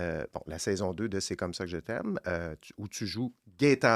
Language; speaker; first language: French; native; French